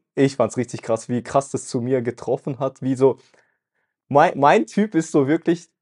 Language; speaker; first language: German; early bilingual, other home language; Russian